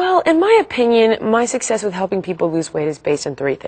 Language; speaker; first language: English; native; English